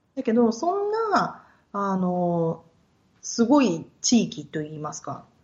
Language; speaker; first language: Japanese; native; Japanese